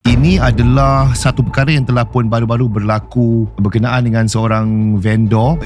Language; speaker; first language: Malay; native; Malay